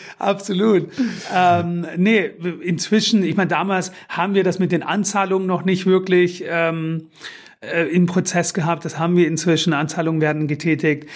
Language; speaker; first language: German; early bilingual, other home language; Turkish